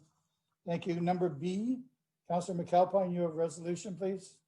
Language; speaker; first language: English; native; English